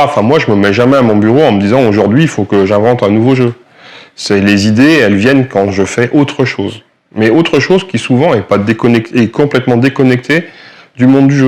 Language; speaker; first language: French; native; French